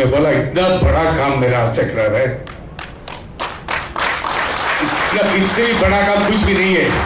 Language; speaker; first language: Hindi; non-native, local second language; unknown